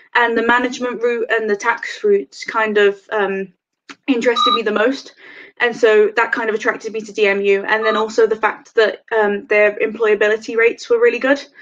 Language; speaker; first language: English; native; English